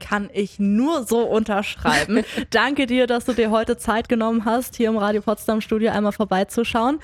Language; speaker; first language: German; native; German